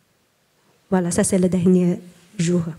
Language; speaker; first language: French; non-native, learner; Chinese